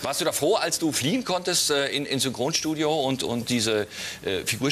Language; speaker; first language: German; native; German